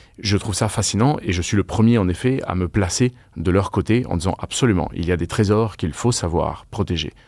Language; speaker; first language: French; non-native, fluent; Spanish